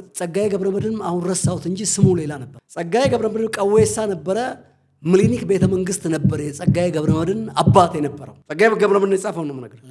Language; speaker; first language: Amharic; non-native, local second language; Oromo